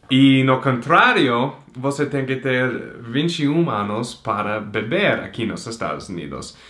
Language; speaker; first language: Portuguese; non-native, fluent; English